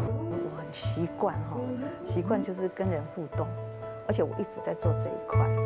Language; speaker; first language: Chinese; native; Chinese